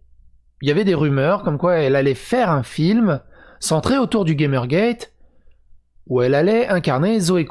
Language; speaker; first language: French; native; French